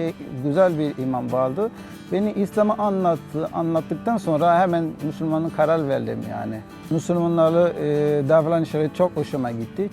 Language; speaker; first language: Turkish; non-native, learner; Haitian Creole